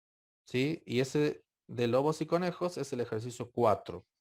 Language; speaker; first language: Spanish; native; Spanish